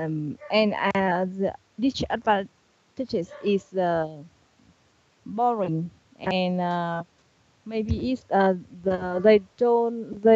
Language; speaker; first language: English; non-native, learner; Vietnamese